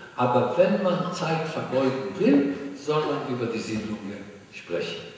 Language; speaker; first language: German; non-native, fluent; Hebrew